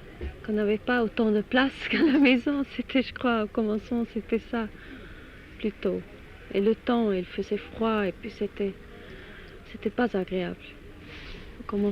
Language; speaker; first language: French; non-native, fluent; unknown